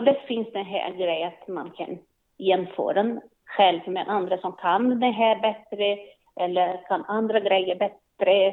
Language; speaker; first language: Swedish; non-native, learner; Portuguese